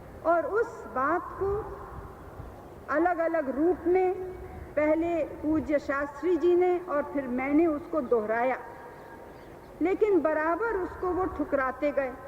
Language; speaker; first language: Hindi; native; Hindi